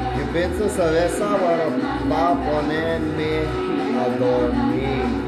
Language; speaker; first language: Spanish; early bilingual, heritage; Spanish